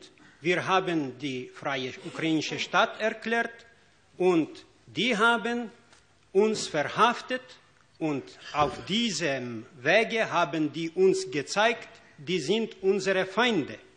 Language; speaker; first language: German; non-native, fluent; Ukrainian